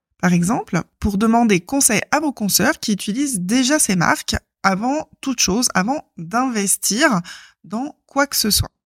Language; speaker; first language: French; native; French